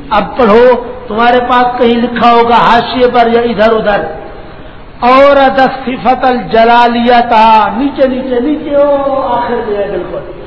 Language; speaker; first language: Urdu; non-native, local second language; Punjabi